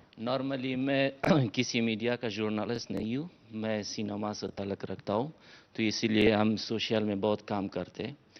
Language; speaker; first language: Hindi; non-native, fluent; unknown